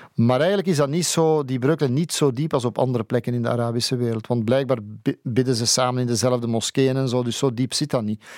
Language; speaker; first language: Dutch; native; Dutch